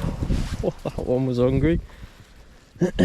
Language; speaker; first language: English; native; English